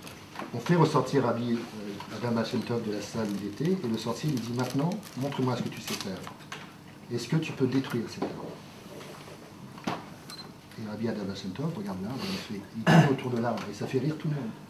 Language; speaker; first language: French; native; French